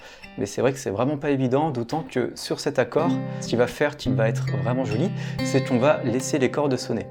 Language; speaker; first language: French; native; French